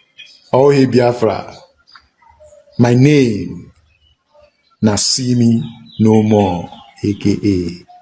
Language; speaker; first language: Nigerian Pidgin; non-native, local second language; Igbo